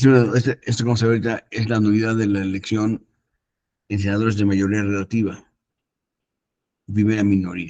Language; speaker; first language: Spanish; native; Spanish